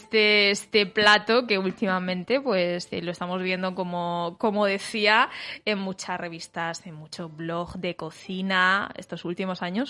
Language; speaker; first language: Spanish; native; Spanish